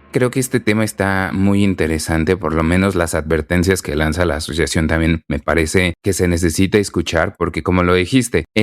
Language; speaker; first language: Spanish; native; Spanish